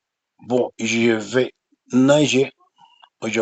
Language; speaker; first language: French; non-native, fluent; Spanish